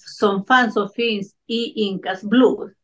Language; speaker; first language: Swedish; non-native, learner; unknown